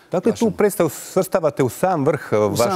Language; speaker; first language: Bosnian; native; Bosnian